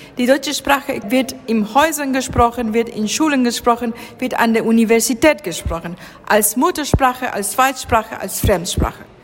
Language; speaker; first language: German; non-native, fluent; Spanish